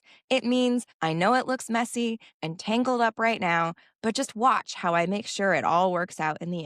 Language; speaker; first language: English; native; English